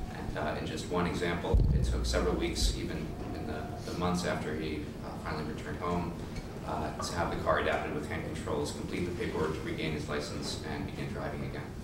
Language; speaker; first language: English; native; English